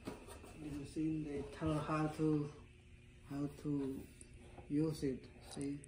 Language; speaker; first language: English; non-native, learner; Khmer